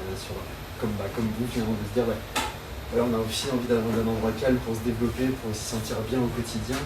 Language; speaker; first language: French; native; French